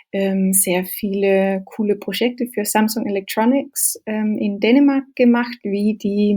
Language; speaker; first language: German; non-native, fluent; Danish